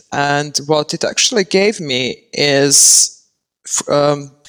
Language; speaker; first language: English; non-native, fluent; Serbian